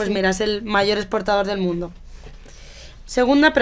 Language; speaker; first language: Spanish; native; Spanish